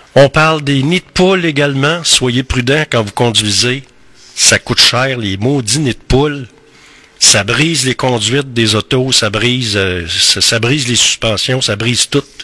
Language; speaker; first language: French; native; French